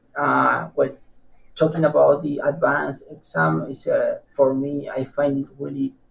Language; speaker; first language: English; non-native, learner; Spanish